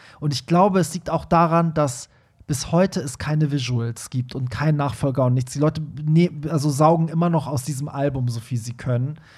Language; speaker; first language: German; early bilingual, other home language; Persian